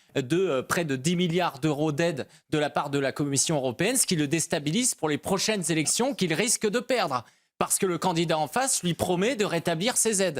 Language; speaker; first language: French; native; French